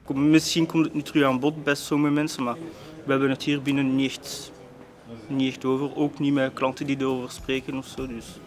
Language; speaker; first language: Dutch; native; Dutch